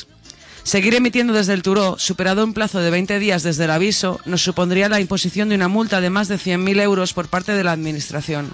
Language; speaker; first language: Spanish; native; Spanish